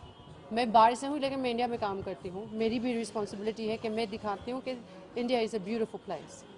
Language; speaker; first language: Hindi; early bilingual, heritage; English